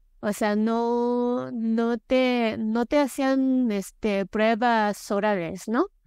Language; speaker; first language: Spanish; non-native, fluent; Japanese